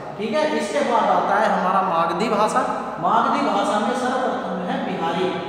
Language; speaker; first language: Hindi; native; Hindi